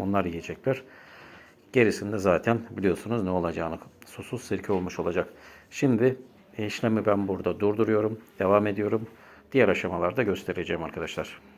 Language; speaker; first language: Turkish; native; Turkish